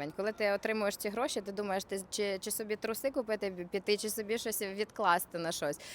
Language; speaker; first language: Ukrainian; native; Ukrainian